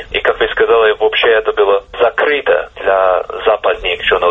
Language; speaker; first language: Russian; non-native, fluent; English